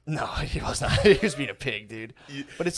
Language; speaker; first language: English; native; English